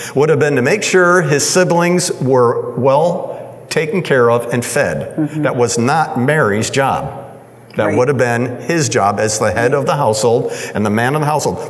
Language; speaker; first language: English; native; English